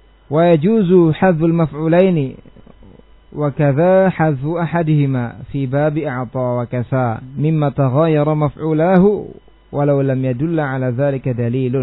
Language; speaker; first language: Arabic; non-native, fluent; Indonesian